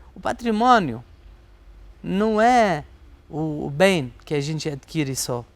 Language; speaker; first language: Portuguese; non-native, fluent; Arabic